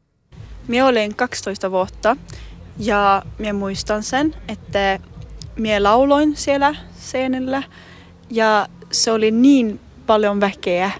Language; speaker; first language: Finnish; non-native, local second language; Swedish